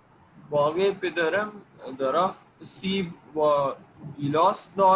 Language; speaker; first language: Persian; non-native, learner; Urdu